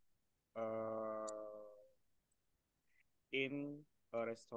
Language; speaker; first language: English; non-native, learner; Indonesian